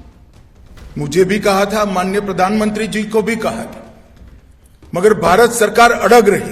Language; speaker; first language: Hindi; non-native, local second language; Gujarati